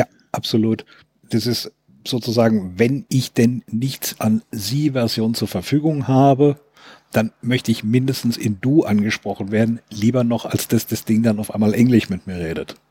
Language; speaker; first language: German; native; German